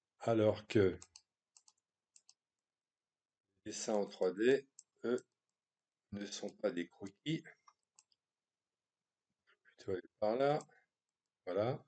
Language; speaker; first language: French; native; French